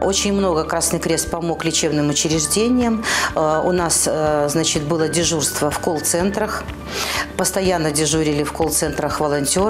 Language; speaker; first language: Russian; native; Russian